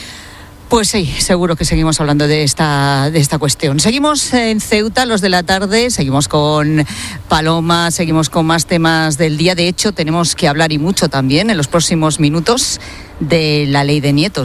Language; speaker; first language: Spanish; native; Spanish